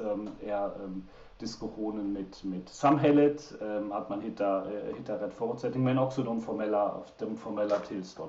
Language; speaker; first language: Swedish; non-native, fluent; German